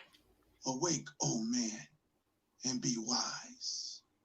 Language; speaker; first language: English; native; English